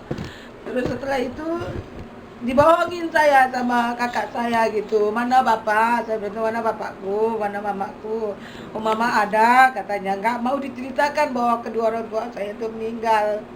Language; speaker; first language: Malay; non-native, local second language; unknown